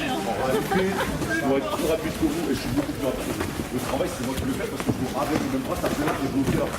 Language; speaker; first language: French; native; French